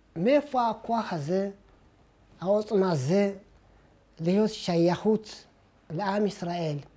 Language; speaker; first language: Hebrew; non-native, fluent; Amharic